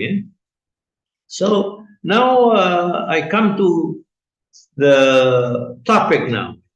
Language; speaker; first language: English; non-native, fluent; Indonesian